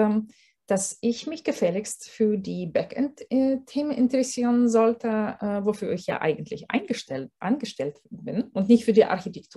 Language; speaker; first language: German; non-native, fluent; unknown